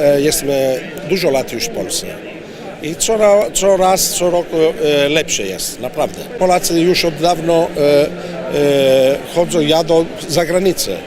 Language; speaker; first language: Polish; non-native, learner; Italian